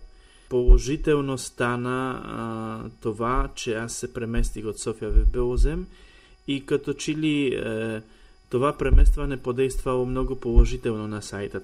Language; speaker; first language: Bulgarian; non-native, fluent; Polish